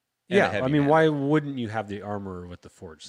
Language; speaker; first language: English; native; English